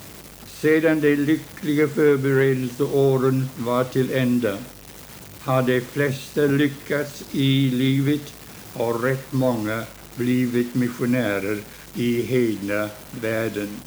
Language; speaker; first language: Swedish; early bilingual, heritage; Swedish